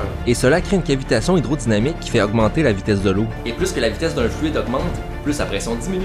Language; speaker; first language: French; native; French